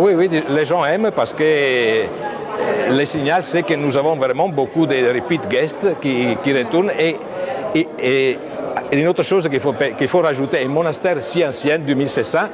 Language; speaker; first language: French; non-native, fluent; Italian